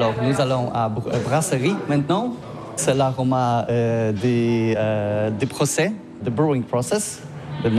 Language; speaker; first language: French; non-native, learner; Polish